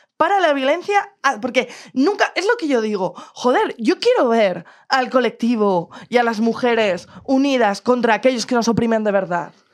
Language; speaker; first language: Spanish; native; Spanish